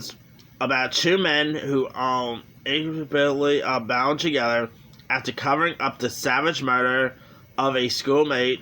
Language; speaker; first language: English; native; English